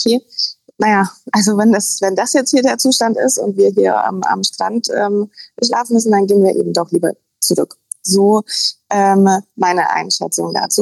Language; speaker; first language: German; native; German